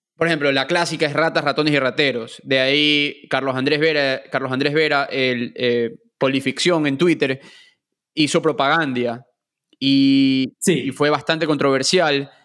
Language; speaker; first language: Spanish; native; Spanish